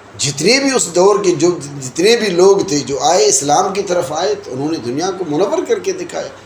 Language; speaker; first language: Urdu; non-native, local second language; Sindhi